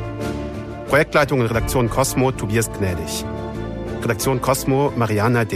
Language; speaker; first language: German; native; German